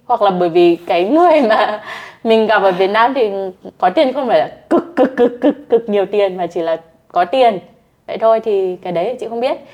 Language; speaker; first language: Vietnamese; native; Vietnamese